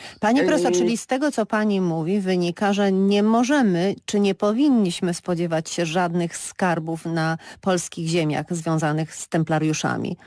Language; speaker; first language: Polish; native; Polish